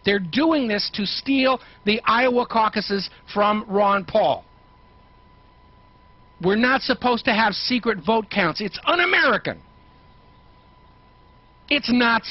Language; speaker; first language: English; native; English